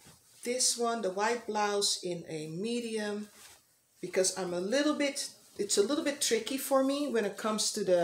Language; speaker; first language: English; non-native, fluent; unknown